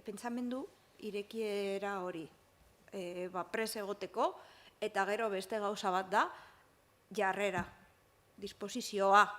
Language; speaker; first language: Basque; non-native, local second language; Spanish